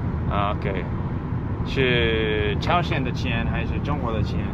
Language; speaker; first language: Chinese; non-native, learner; English